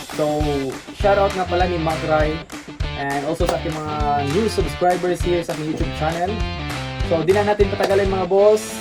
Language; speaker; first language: Filipino; non-native, local second language; Cebuano